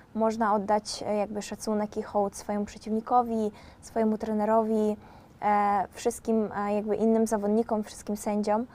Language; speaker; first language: Polish; native; Polish